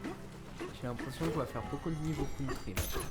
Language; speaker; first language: French; native; French